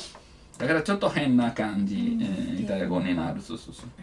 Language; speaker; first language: Japanese; non-native, learner; Italian